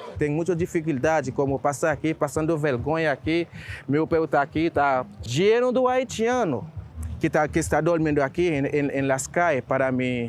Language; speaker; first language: Portuguese; non-native, learner; Haitian Creole